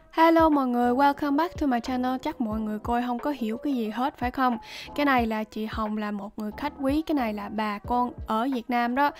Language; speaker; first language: Vietnamese; early bilingual, heritage; Vietnamese